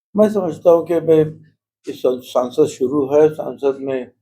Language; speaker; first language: Hindi; non-native, local second language; Marathi